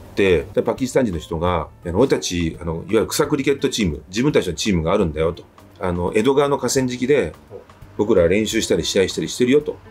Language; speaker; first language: Japanese; native; Japanese